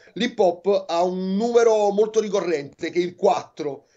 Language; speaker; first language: Italian; native; Italian